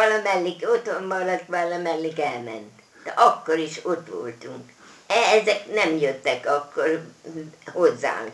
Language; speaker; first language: Hungarian; non-native, local second language; German